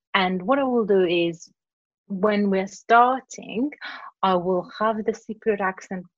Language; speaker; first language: English; non-native, fluent; Greek